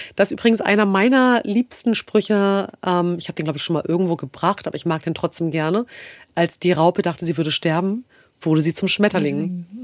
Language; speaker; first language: German; early bilingual, other home language; Kurdish